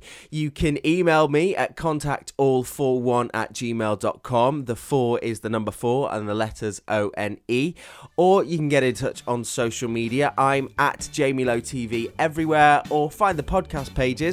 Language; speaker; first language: English; native; English